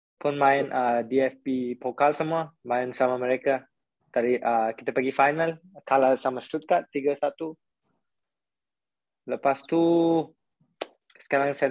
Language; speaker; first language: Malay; non-native, local second language; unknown